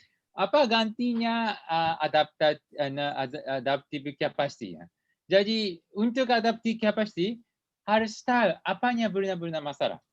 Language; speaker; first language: Indonesian; non-native, learner; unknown